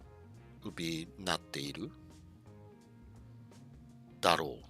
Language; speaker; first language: Japanese; non-native, learner; English